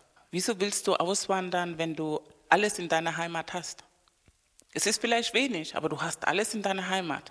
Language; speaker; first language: German; non-native, fluent; Spanish